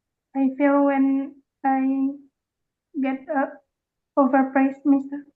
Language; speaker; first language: English; non-native, learner; Indonesian